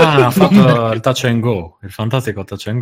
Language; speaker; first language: Italian; native; Italian